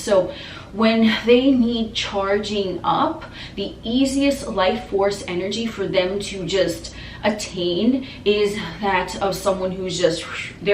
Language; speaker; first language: English; native; English